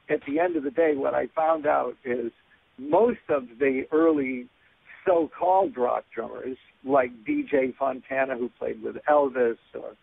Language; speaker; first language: English; native; English